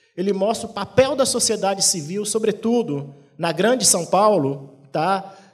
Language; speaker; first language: Portuguese; native; Portuguese